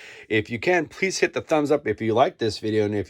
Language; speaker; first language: English; native; English